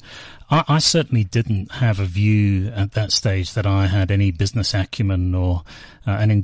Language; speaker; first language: English; native; English